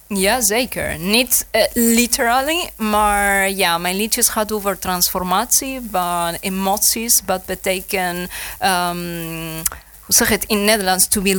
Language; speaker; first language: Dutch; non-native, learner; Spanish